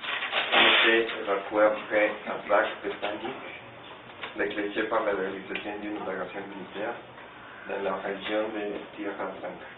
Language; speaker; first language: French; non-native, learner; Spanish